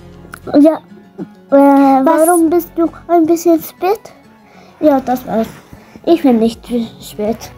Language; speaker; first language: German; non-native, learner; Arabic